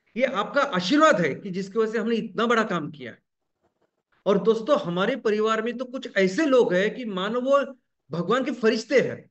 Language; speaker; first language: Hindi; non-native, local second language; Marathi